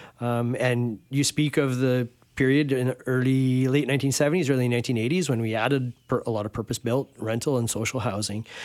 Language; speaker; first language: English; native; English